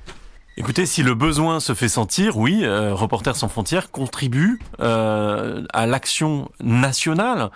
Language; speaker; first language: French; native; French